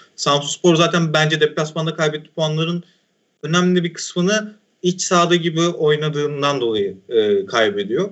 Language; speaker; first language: Turkish; native; Turkish